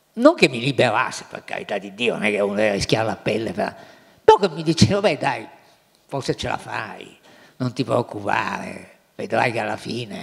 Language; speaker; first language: Italian; native; Italian